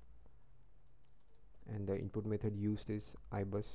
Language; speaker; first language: English; non-native, local second language; Marathi